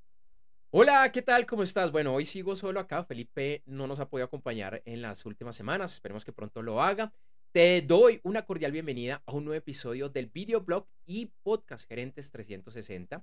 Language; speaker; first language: Spanish; native; Spanish